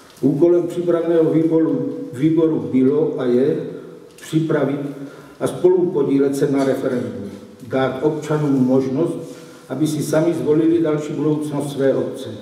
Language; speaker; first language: Czech; native; Czech